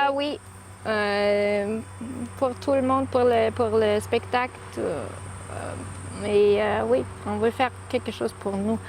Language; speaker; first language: French; non-native, learner; English